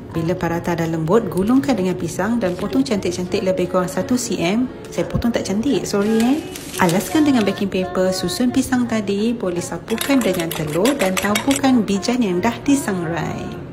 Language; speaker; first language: Malay; native; Malay